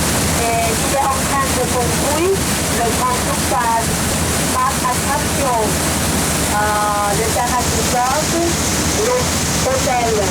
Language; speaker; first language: French; non-native, learner; Thai